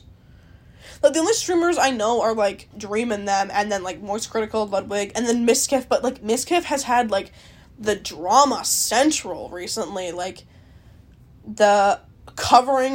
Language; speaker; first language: English; native; English